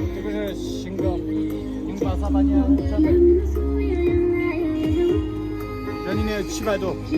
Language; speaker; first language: Chinese; non-native, local second language; Tibetan